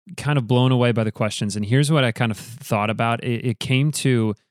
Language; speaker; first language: English; native; English